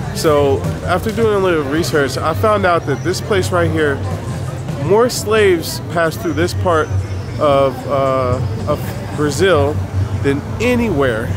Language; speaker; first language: English; native; English